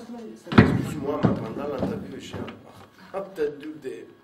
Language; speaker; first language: French; non-native, fluent; Italian